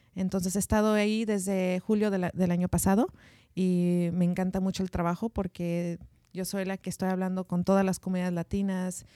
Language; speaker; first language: Spanish; early bilingual, heritage; Spanish